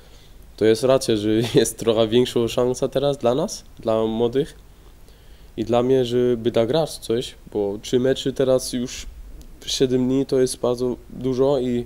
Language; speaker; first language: Polish; early bilingual, heritage; Polish